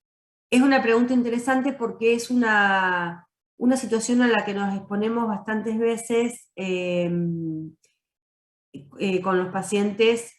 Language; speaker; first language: Spanish; native; Spanish